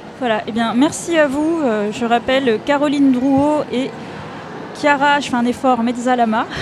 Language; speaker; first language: French; native; French